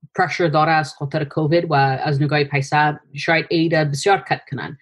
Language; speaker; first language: Persian; early bilingual, heritage; Persian